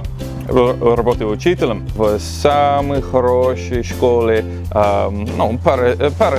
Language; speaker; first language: Russian; non-native, learner; English